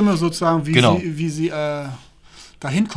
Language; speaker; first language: German; native; German